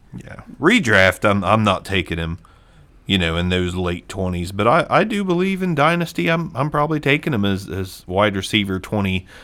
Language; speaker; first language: English; native; English